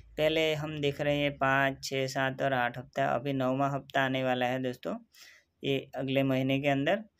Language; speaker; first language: Hindi; non-native, local second language; Gujarati